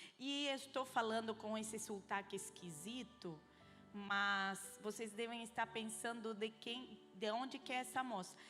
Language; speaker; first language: Portuguese; non-native, fluent; Arabic